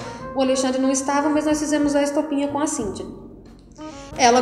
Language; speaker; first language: Portuguese; native; Portuguese